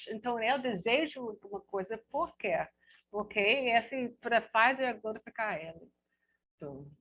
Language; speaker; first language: Portuguese; non-native, learner; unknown